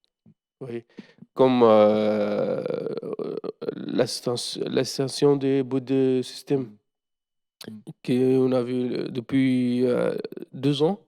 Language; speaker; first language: French; non-native, learner; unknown